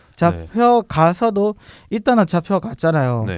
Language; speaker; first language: Korean; non-native, learner; Burmese